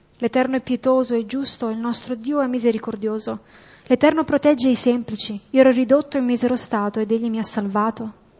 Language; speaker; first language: Italian; native; Italian